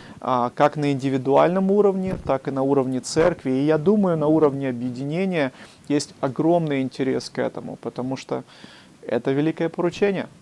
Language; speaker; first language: Russian; native; Russian